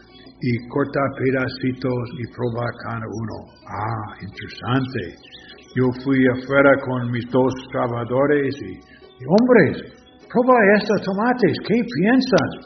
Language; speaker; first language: Spanish; non-native, learner; English